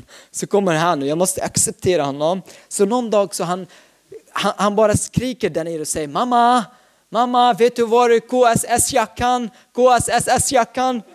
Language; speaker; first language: Swedish; non-native, fluent; Arabic